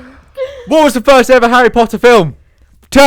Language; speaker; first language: English; native; English